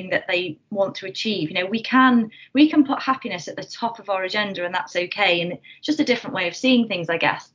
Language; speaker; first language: English; native; English